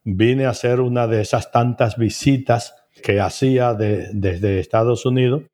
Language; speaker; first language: Spanish; native; Spanish